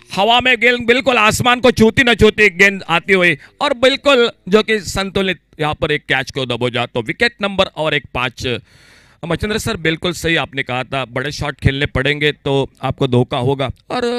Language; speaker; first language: Hindi; non-native, local second language; Marathi